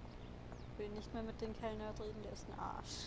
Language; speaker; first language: German; native; German